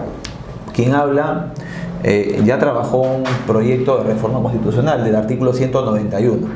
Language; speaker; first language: Spanish; native; Spanish